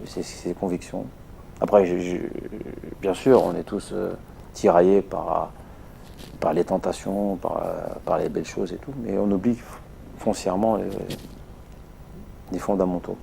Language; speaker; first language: French; native; French